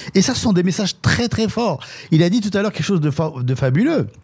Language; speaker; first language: French; native; French